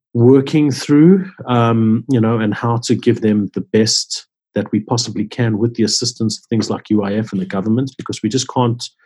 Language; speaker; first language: English; native; English